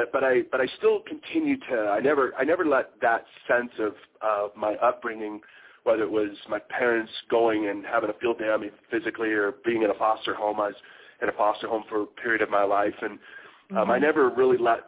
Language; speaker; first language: English; native; English